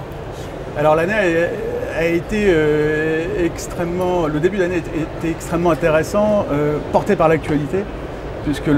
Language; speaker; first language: French; native; French